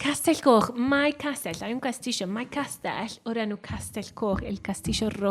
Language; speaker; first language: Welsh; native; Welsh